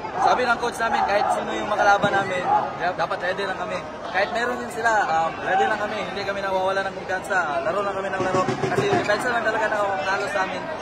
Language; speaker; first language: Filipino; non-native, local second language; Cebuano